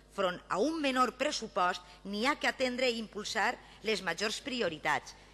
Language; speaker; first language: Catalan; native; Catalan